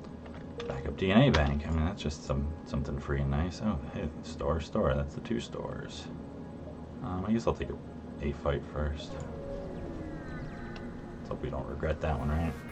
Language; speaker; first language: English; native; English